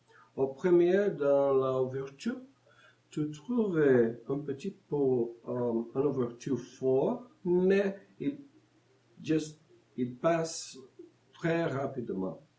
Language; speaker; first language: French; non-native, learner; Portuguese